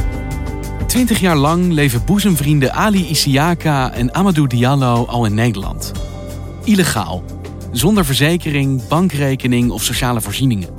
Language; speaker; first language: Dutch; native; Dutch